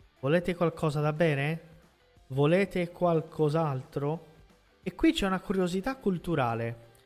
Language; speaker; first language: Italian; non-native, fluent; Portuguese